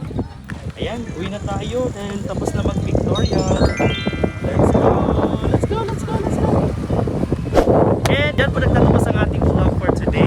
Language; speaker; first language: Filipino; non-native, local second language; Bikol